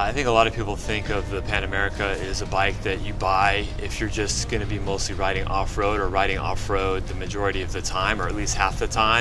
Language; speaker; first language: English; native; English